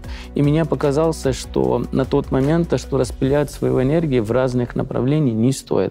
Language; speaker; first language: Russian; non-native, fluent; Punjabi